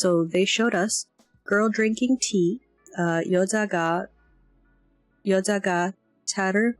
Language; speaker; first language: Korean; non-native, learner; English